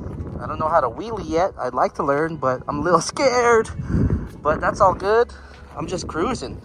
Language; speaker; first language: English; native; English